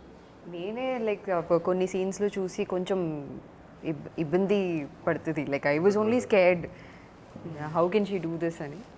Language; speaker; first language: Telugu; non-native, learner; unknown